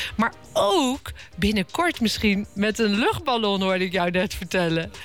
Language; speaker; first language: Dutch; native; Dutch